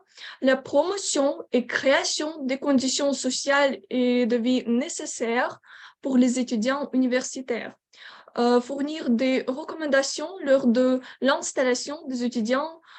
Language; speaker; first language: French; non-native, learner; Ukrainian